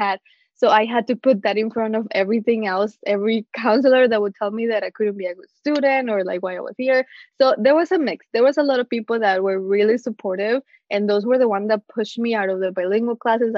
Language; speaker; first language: English; early bilingual, other home language; Spanish